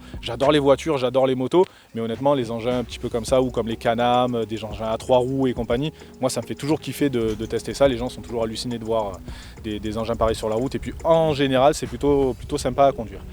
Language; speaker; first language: French; native; French